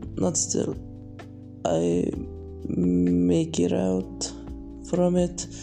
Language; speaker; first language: English; non-native, learner; Arabic